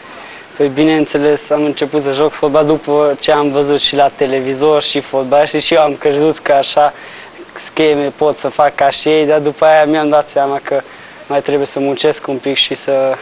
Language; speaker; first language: Romanian; non-native, local second language; Hungarian